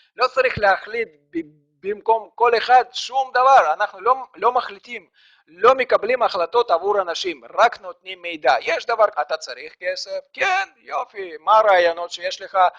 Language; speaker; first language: Hebrew; non-native, fluent; Russian